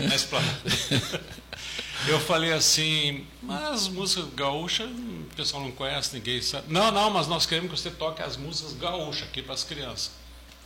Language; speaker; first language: Portuguese; native; Portuguese